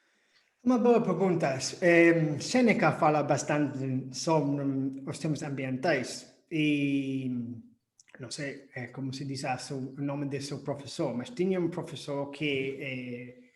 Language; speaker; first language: Portuguese; non-native, fluent; English